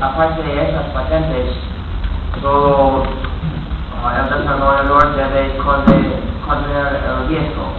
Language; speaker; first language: Spanish; non-native, fluent; English